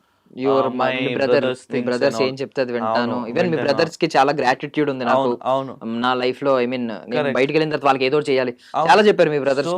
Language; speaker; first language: Telugu; native; Telugu